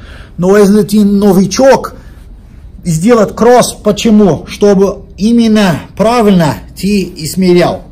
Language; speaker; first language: Russian; non-native, learner; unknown